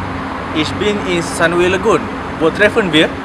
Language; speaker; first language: German; non-native, learner; Malay